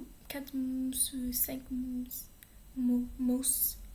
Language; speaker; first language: French; non-native, learner; English